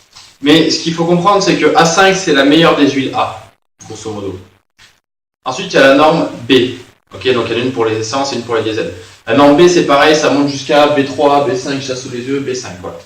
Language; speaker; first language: French; native; French